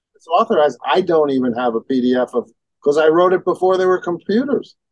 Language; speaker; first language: English; native; English